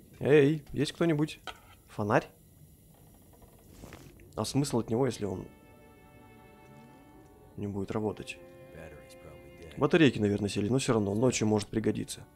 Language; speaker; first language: Russian; native; Russian